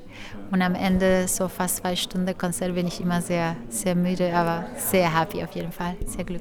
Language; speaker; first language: German; non-native, fluent; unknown